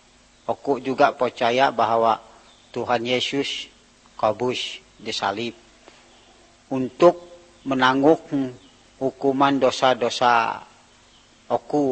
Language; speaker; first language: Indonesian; non-native, local second language; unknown